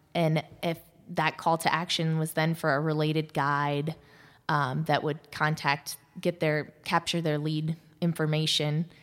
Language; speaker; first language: English; native; English